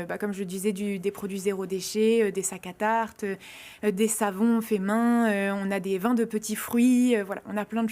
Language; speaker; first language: French; native; French